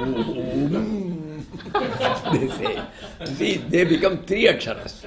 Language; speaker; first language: English; non-native, local second language; Tamil